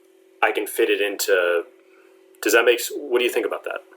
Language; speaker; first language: English; native; English